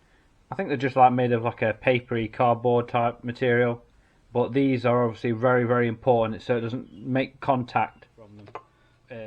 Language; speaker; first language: English; native; English